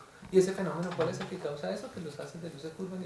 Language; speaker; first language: Spanish; native; Spanish